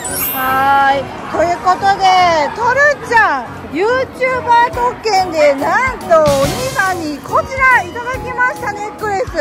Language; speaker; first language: Japanese; native; Japanese